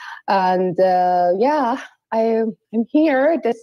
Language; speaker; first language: English; non-native, fluent; Persian